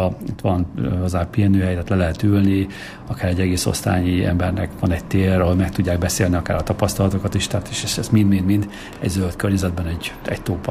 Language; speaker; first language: Hungarian; native; Hungarian